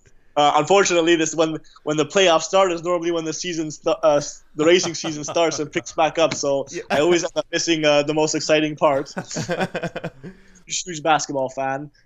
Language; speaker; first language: English; native; English